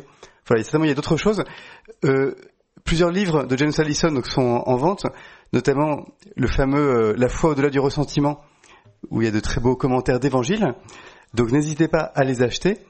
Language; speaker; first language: French; native; French